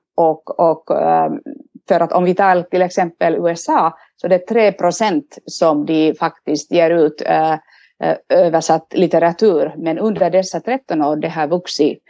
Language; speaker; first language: Swedish; non-native, local second language; Finnish